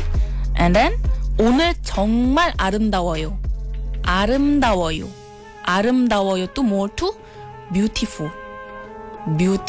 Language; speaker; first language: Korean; non-native, learner; Malay